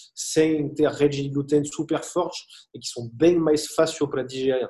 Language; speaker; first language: Portuguese; non-native, learner; French